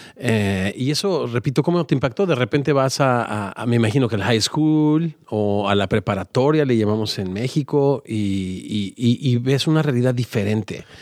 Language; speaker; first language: Spanish; native; Spanish